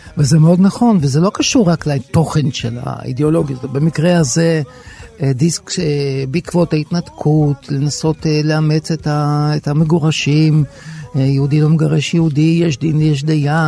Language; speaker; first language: Hebrew; native; Hebrew